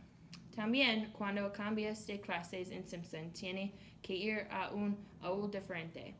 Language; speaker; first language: Spanish; non-native, learner; English